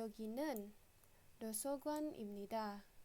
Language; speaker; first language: Korean; non-native, fluent; Indonesian